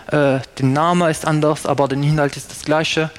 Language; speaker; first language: German; non-native, fluent; French